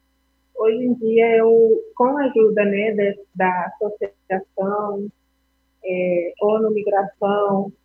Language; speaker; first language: Portuguese; non-native, fluent; Spanish